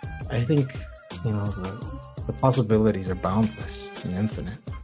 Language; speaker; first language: English; early bilingual, other home language; Spanish